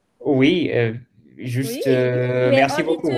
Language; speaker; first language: French; non-native, learner; German